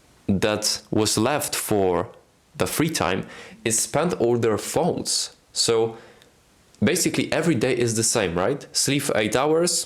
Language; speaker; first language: English; non-native, fluent; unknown